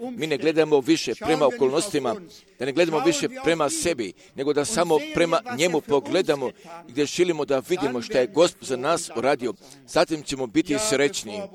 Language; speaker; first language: Croatian; early bilingual, heritage; Croatian